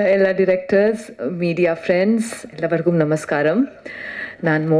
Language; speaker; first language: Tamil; non-native, learner; Bangla